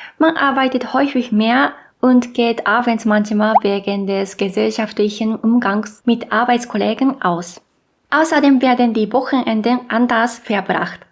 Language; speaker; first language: German; non-native, fluent; Japanese